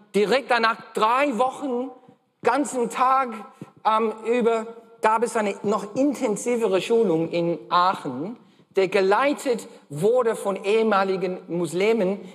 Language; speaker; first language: German; non-native, fluent; English